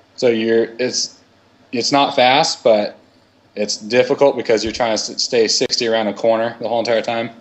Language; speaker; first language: English; native; English